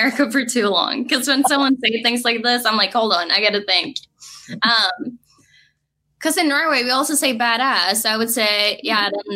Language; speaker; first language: English; non-native, fluent; Norwegian